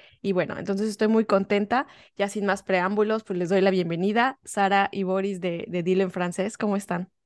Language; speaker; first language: Spanish; native; Spanish